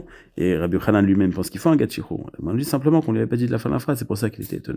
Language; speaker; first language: French; native; French